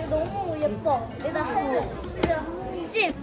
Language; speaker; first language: Korean; early bilingual, heritage; Korean